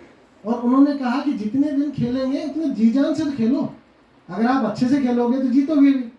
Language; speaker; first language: Hindi; native; Hindi